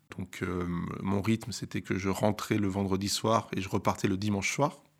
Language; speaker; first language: French; native; French